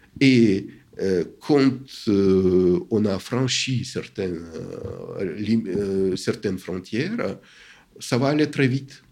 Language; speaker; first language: French; non-native, fluent; Russian